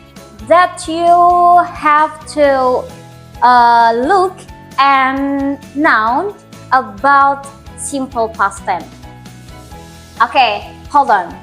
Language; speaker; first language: English; non-native, learner; Indonesian